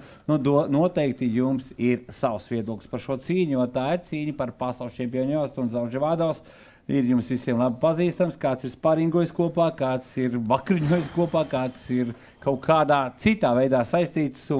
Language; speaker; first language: Latvian; native; Latvian